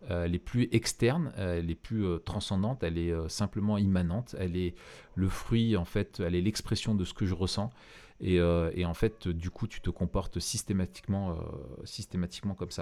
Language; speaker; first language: French; native; French